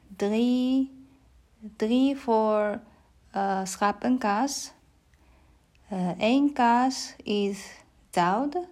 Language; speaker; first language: Dutch; non-native, learner; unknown